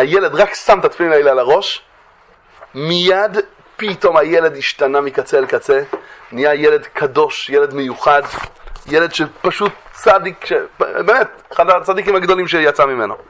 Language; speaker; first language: Hebrew; native; Hebrew